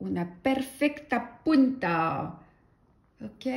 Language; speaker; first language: Spanish; non-native, learner; French